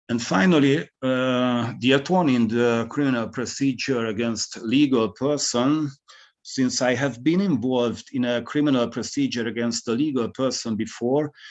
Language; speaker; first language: English; non-native, fluent; Hungarian